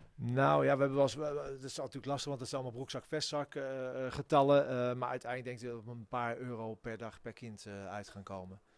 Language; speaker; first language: Dutch; native; Dutch